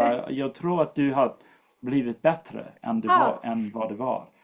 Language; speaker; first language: Swedish; non-native, fluent; English